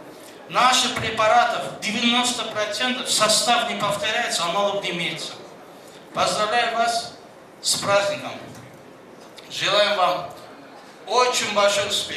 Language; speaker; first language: Russian; non-native, fluent; Azerbaijani